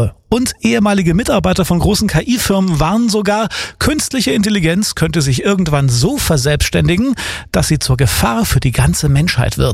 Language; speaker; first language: German; native; German